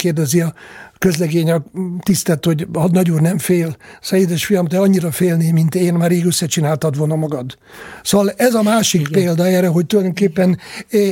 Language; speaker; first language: Hungarian; native; Hungarian